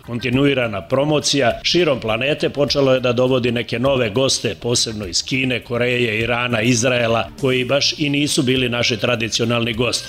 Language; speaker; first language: Serbian; native; Serbian